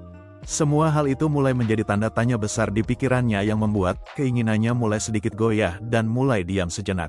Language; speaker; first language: Indonesian; native; Indonesian